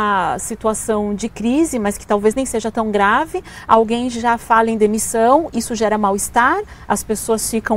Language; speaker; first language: Portuguese; native; Portuguese